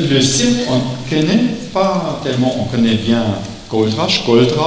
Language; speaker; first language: French; non-native, learner; German